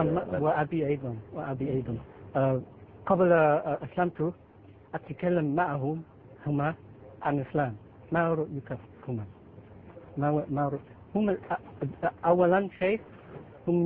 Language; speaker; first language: Arabic; non-native, learner; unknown